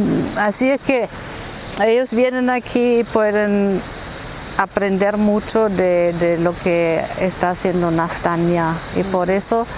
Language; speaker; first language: Spanish; non-native, fluent; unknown